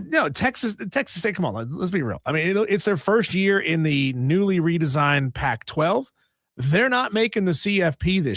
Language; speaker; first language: English; native; English